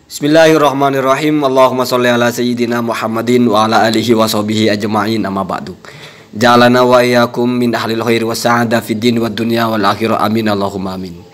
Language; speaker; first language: Indonesian; non-native, local second language; Madurese